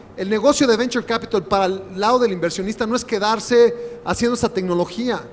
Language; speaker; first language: Spanish; native; Spanish